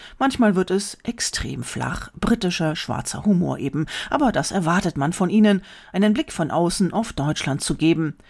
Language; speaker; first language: German; native; German